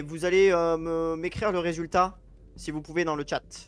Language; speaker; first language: French; native; French